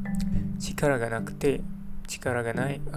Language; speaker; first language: Japanese; non-native, learner; English